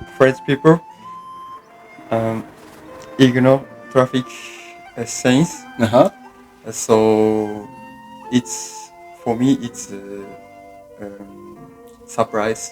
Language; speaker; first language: English; non-native, learner; Japanese